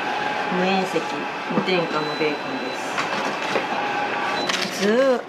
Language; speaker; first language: Japanese; native; Japanese